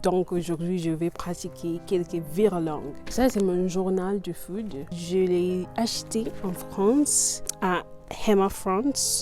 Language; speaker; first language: French; non-native, learner; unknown